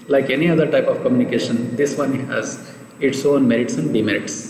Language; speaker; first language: English; non-native, local second language; Kannada